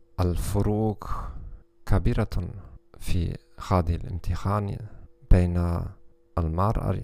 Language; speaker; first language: Arabic; non-native, learner; German